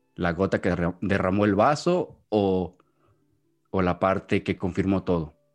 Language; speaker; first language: Spanish; native; Spanish